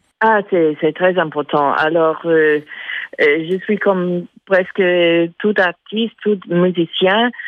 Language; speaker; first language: French; non-native, fluent; English